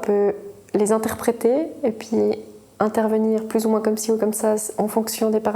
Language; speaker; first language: French; native; French